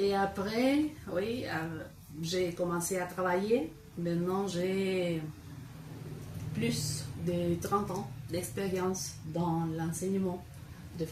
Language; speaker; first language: French; non-native, fluent; Spanish